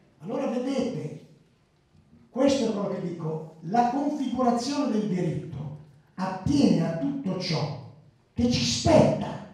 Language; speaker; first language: Italian; early bilingual, other home language; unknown